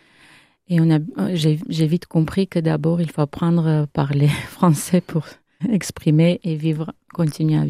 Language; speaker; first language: French; non-native, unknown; Armenian